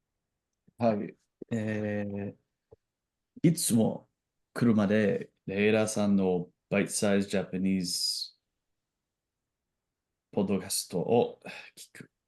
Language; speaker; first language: Japanese; non-native, learner; English